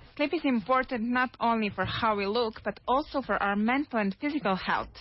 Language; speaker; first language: English; non-native, fluent; Serbian